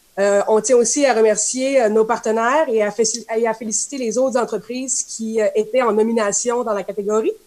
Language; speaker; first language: French; native; French